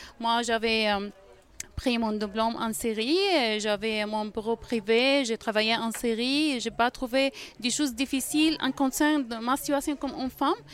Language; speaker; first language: French; non-native, fluent; Arabic